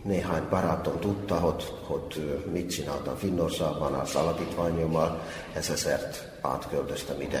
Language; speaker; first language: Hungarian; non-native, fluent; Finnish